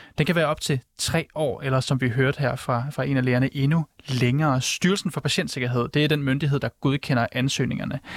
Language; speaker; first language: Danish; native; Danish